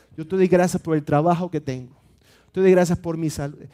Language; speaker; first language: Spanish; native; Spanish